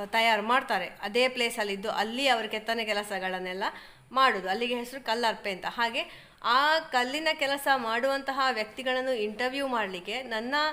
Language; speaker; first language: Kannada; non-native, local second language; Tulu